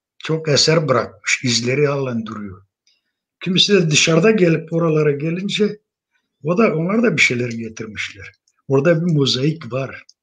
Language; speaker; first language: Turkish; non-native, local second language; Zaza